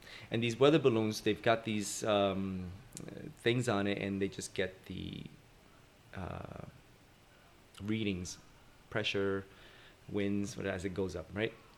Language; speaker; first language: English; early bilingual, other home language; Spanish